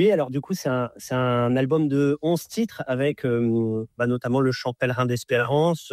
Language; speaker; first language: French; native; French